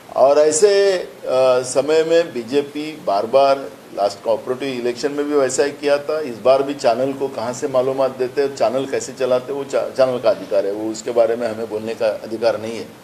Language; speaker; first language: Hindi; non-native, local second language; Marathi